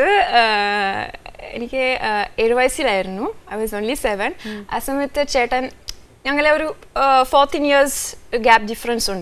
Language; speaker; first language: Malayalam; non-native, fluent; French